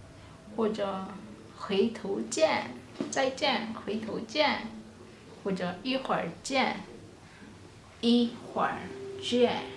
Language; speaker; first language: Chinese; non-native, fluent; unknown